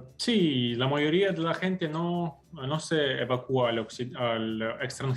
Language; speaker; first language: Spanish; non-native, fluent; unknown